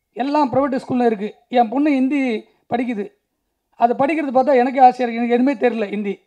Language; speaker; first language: Tamil; native; Tamil